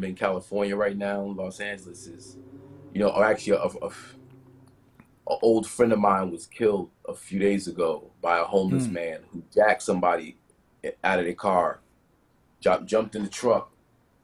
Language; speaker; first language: English; native; English